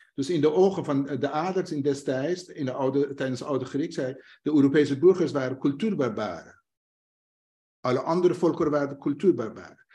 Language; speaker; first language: Dutch; non-native, fluent; Persian